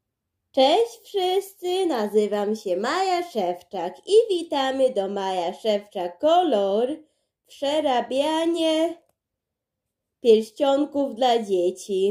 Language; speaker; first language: Polish; early bilingual, heritage; Polish